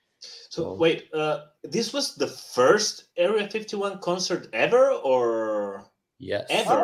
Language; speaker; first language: English; non-native, fluent; Spanish